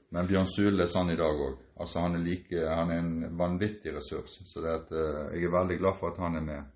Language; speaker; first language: Norwegian; native; Norwegian